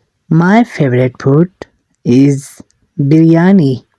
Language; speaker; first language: English; non-native, learner; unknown